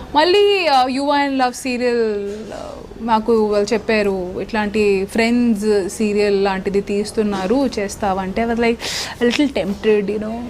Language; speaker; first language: Telugu; non-native, local second language; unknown